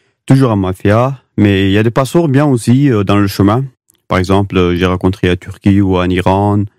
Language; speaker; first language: French; non-native, learner; Pashto